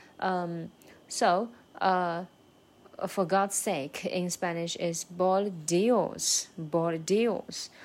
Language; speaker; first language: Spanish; non-native, learner; Chinese